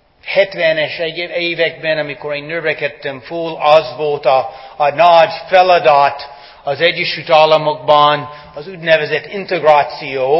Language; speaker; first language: Hungarian; non-native, fluent; English